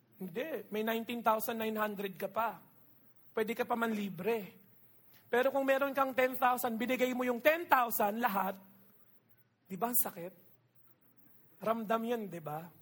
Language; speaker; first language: Filipino; non-native, local second language; Iloko